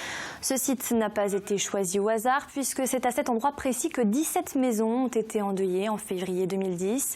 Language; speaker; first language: French; native; French